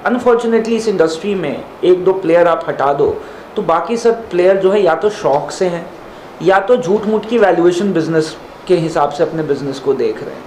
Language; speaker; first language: Hindi; native; Hindi